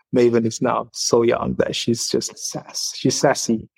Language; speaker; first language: English; native; English